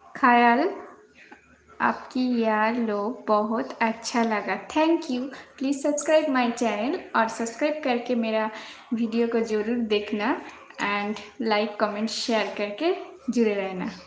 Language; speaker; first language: Hindi; non-native, local second language; Bangla